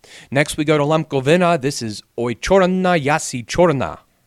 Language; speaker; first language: English; native; English